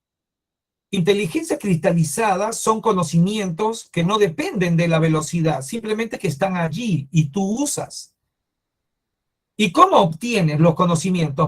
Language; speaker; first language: Spanish; native; Spanish